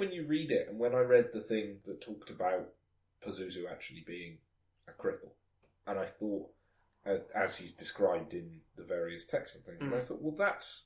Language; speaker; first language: English; native; English